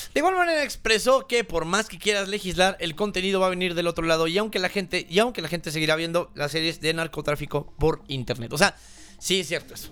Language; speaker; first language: Spanish; native; Spanish